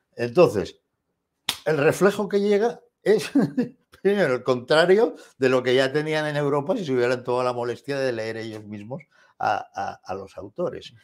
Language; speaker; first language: Spanish; native; Spanish